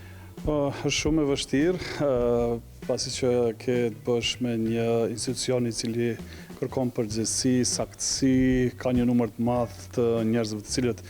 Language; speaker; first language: Albanian; native; Albanian